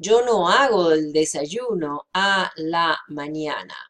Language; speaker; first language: Spanish; non-native, fluent; English